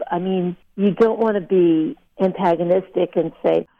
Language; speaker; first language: English; early bilingual, other home language; Lithuanian